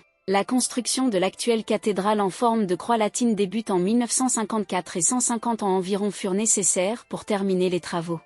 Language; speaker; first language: French; native; French